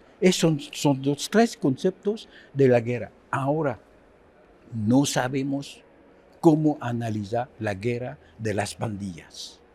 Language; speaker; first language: Spanish; non-native, fluent; Haitian Creole